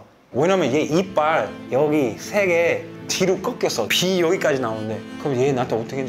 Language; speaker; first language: Korean; non-native, fluent; English